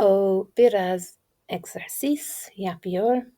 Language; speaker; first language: Turkish; non-native, learner; English